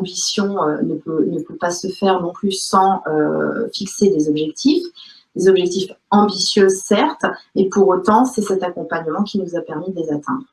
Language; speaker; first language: French; native; French